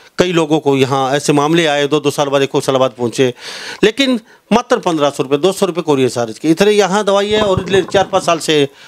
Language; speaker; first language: Hindi; native; Hindi